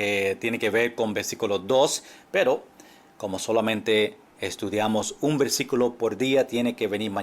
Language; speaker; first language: Spanish; non-native, fluent; English